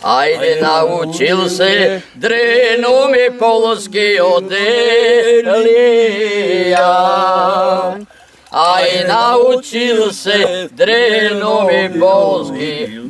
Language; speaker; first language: Macedonian; native; Macedonian